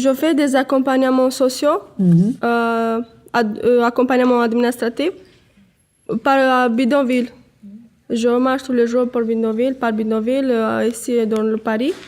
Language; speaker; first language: French; non-native, learner; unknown